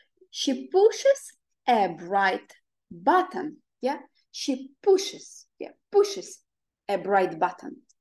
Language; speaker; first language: English; non-native, fluent; Ukrainian